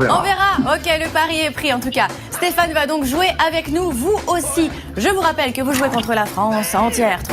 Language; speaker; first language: French; native; French